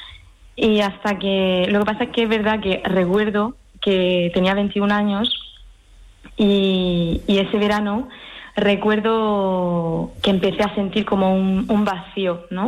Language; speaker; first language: Spanish; early bilingual, heritage; French